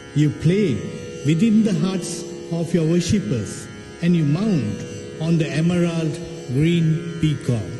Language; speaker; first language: English; early bilingual, other home language; Tamil